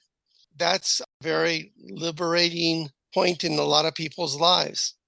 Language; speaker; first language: English; native; English